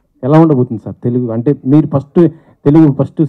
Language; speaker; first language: Telugu; native; Telugu